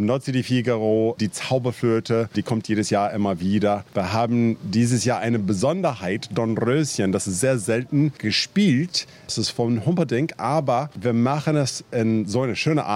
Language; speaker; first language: German; non-native, fluent; English